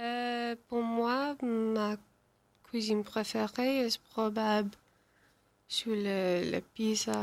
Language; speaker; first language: French; non-native, learner; English